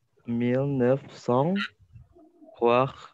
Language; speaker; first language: French; non-native, learner; Indonesian